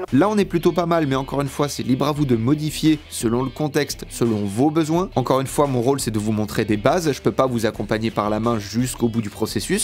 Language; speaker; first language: French; native; French